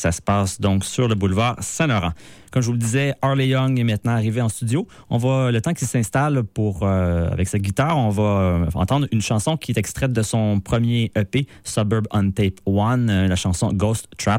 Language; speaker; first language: French; native; French